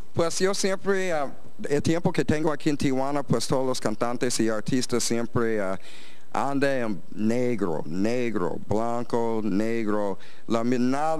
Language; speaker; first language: Spanish; non-native, fluent; English